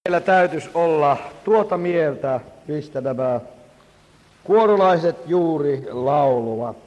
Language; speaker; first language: Finnish; native; Finnish